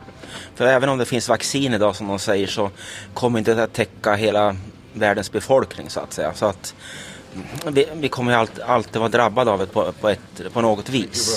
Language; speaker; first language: Swedish; native; Swedish